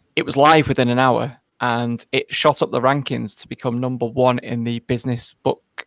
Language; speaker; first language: English; native; English